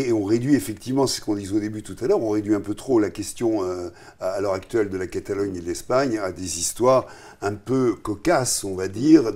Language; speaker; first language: French; native; French